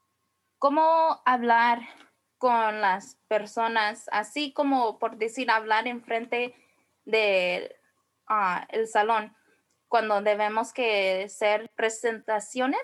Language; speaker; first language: Spanish; early bilingual, heritage; Spanish